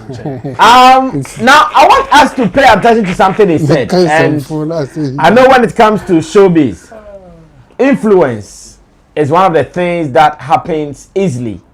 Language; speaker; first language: English; non-native, local second language; Akan